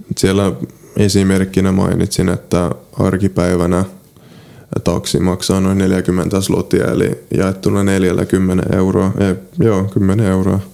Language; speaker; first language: Finnish; early bilingual, other home language; Polish